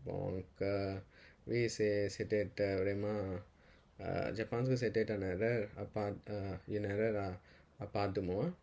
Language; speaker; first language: French; non-native, learner; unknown